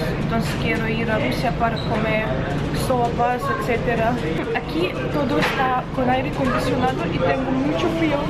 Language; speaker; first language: Spanish; non-native, fluent; Russian